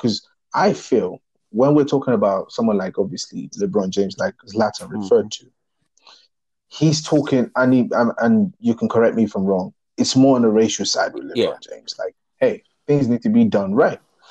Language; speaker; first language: English; non-native, local second language; Yoruba